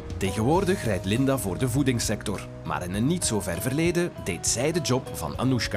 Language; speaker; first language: Dutch; native; Dutch